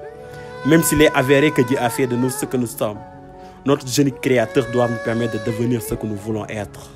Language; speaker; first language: French; non-native, local second language; Wolof